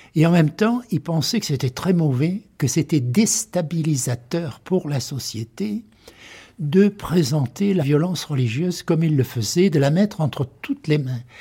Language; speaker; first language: French; native; French